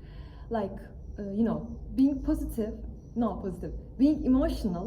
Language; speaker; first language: English; non-native, fluent; Turkish